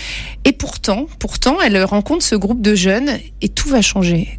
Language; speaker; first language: French; native; French